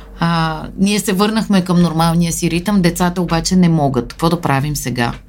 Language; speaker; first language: Bulgarian; native; Bulgarian